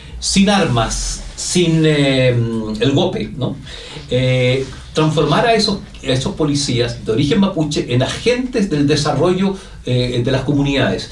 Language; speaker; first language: Spanish; native; Spanish